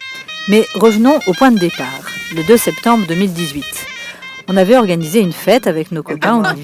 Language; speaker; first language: French; native; French